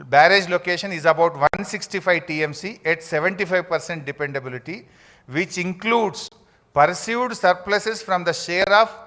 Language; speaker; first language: English; non-native, local second language; Telugu